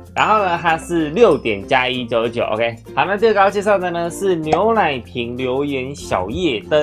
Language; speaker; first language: Chinese; native; Chinese